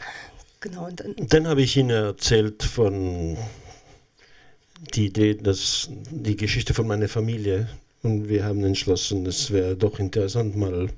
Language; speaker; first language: German; non-native, local second language; French